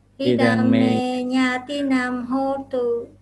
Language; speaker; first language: English; non-native, fluent; Vietnamese